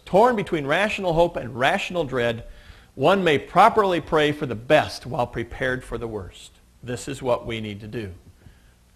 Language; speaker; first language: English; native; English